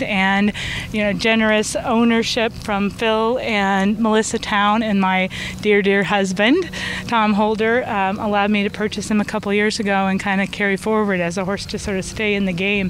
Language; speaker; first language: English; native; English